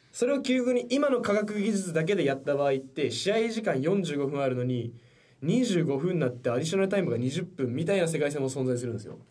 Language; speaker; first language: Japanese; native; Japanese